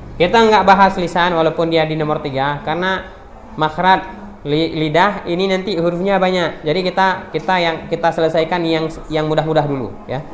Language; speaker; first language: Indonesian; non-native, local second language; Achinese